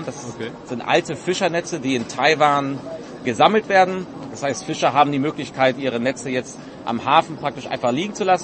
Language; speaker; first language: German; native; German